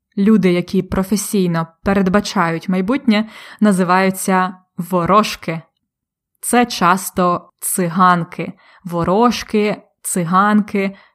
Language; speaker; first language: Ukrainian; native; Ukrainian